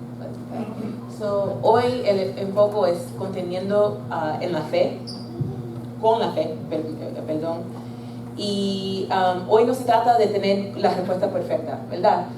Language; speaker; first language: Spanish; early bilingual, heritage; Spanish